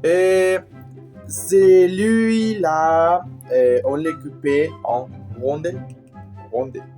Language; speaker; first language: French; non-native, learner; Spanish